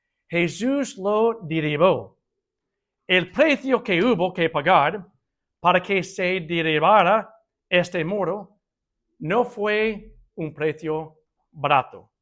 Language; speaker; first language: Spanish; non-native, fluent; English